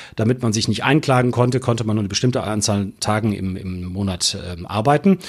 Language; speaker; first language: German; native; German